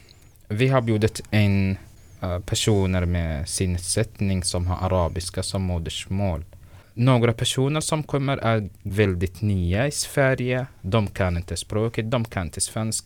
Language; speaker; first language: Swedish; non-native, fluent; Arabic